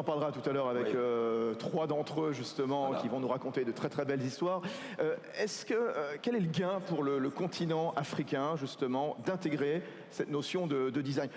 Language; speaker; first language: French; native; French